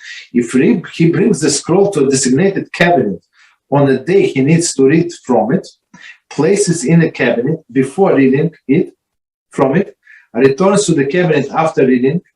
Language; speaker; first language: English; non-native, fluent; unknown